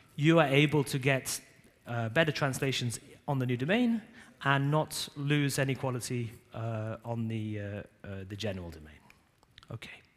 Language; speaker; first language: English; native; English